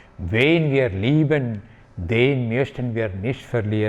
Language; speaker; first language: German; non-native, fluent; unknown